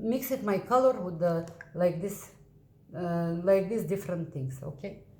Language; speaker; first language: English; non-native, learner; Russian